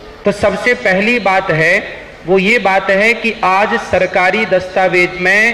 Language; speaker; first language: Hindi; native; Hindi